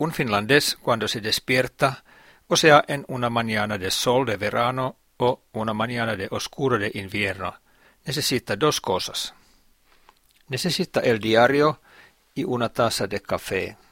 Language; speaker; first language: Spanish; non-native, fluent; Finnish